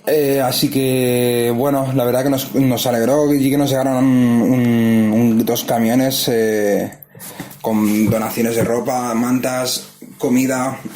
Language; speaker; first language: Spanish; native; Spanish